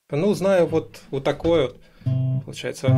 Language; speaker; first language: Russian; native; Russian